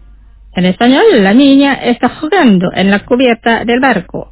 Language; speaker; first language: Spanish; non-native, fluent; Indonesian